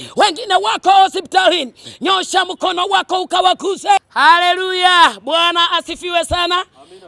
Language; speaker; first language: Swahili; non-native, local second language; Luyia